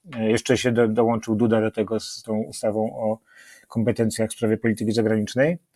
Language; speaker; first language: Polish; native; Polish